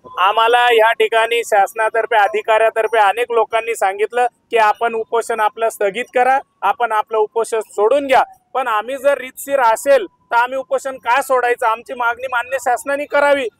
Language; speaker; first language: Marathi; non-native, local second language; Lambadi